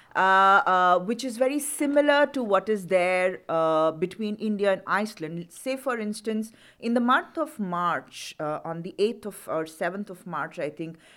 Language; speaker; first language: English; non-native, local second language; Hindi